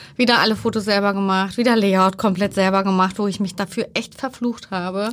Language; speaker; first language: German; early bilingual, other home language; Turkish